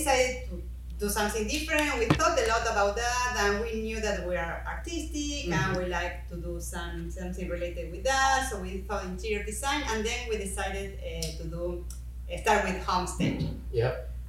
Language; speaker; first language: English; non-native, fluent; Spanish